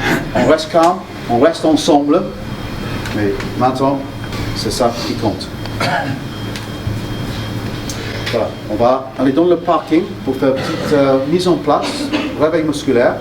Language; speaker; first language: French; non-native, fluent; English